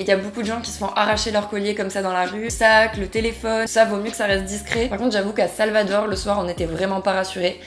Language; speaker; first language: French; native; French